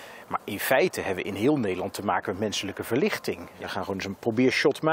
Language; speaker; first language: Dutch; native; Dutch